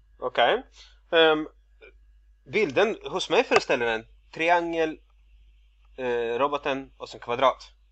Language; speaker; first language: Swedish; non-native, fluent; Russian